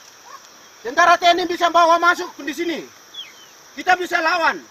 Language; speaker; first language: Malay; non-native, local second language; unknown